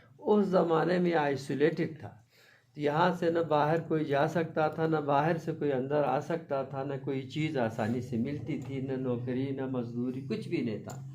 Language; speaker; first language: Urdu; non-native, local second language; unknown